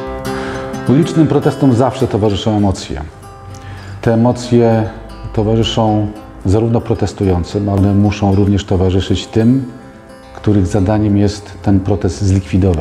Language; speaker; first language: Polish; native; Polish